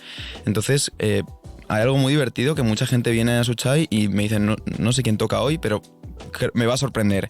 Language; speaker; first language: Spanish; native; Spanish